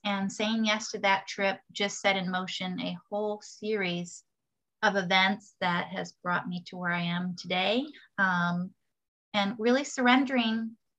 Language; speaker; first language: English; native; English